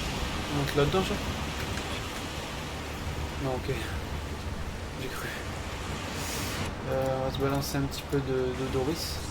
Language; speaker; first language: French; native; French